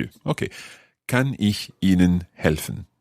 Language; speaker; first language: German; non-native, learner; English